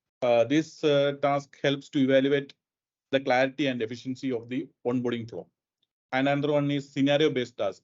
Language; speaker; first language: English; non-native, local second language; Malayalam